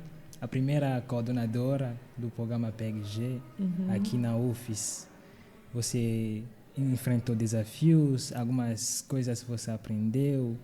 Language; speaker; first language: Portuguese; non-native, fluent; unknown